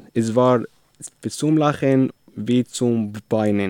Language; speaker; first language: German; non-native, learner; Arabic